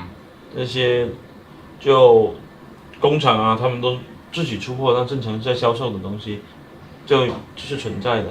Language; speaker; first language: Chinese; native; Chinese